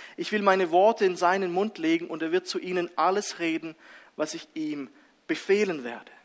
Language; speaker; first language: German; early bilingual, other home language; Russian